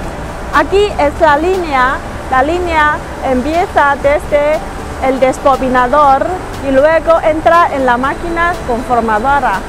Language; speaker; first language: Spanish; non-native, learner; Chinese